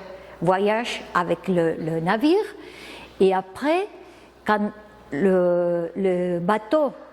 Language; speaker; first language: French; non-native, fluent; Spanish